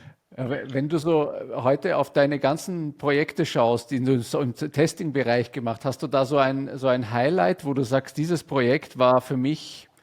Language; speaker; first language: German; native; German